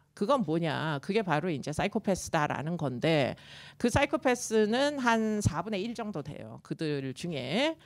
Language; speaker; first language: Korean; native; Korean